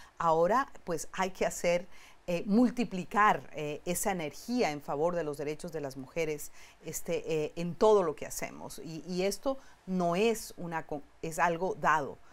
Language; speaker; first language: Spanish; native; Spanish